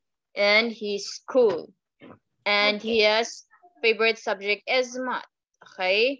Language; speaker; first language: English; non-native, fluent; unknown